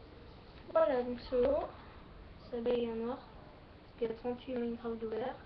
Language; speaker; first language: French; native; French